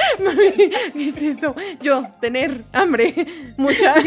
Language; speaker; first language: Spanish; native; Spanish